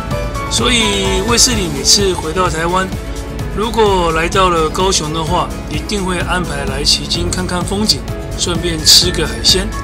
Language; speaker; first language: Chinese; native; Chinese